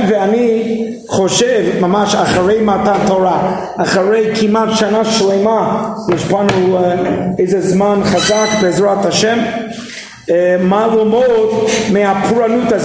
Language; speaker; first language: Hebrew; non-native, fluent; English